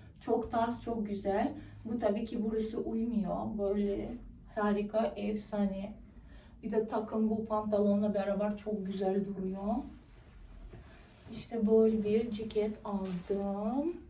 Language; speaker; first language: Turkish; non-native, fluent; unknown